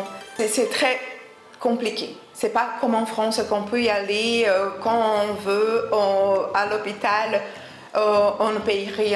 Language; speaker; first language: French; non-native, fluent; Portuguese